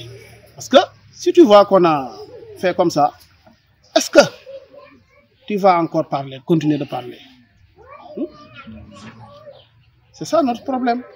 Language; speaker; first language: French; non-native, learner; Wolof